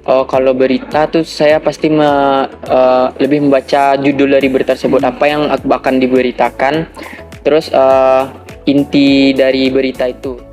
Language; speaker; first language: Indonesian; native; Indonesian